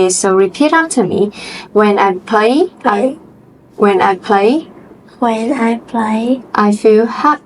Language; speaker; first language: English; non-native, fluent; Vietnamese